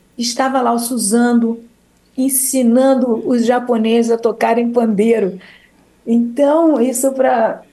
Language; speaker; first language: Portuguese; native; Portuguese